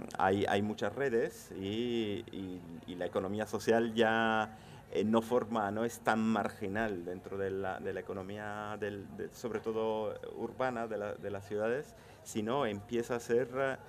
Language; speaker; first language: Spanish; non-native, fluent; Italian